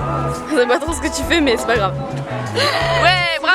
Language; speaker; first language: French; native; French